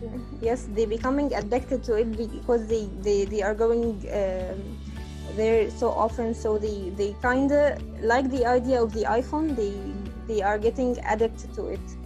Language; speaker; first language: English; non-native, fluent; Arabic